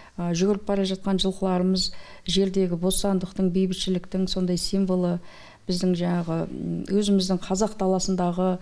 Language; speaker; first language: Kazakh; native; Kazakh